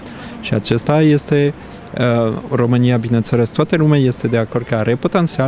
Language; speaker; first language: Romanian; non-native, fluent; French